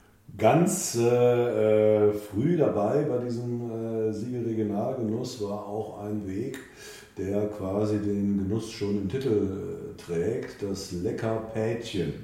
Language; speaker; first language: German; native; German